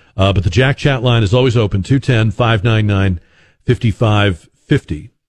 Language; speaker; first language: English; native; English